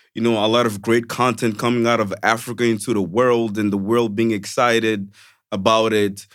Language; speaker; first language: English; non-native, fluent; Portuguese